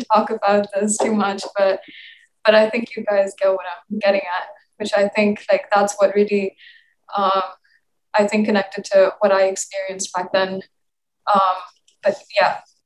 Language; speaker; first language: English; non-native, local second language; Urdu